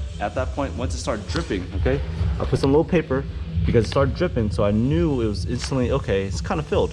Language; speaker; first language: English; native; English